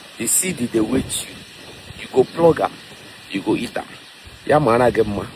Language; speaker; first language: Nigerian Pidgin; non-native, local second language; Igbo